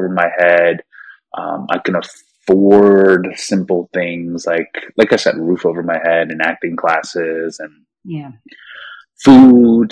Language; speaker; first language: English; native; English